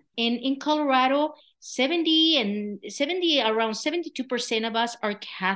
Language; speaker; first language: English; non-native, fluent; Spanish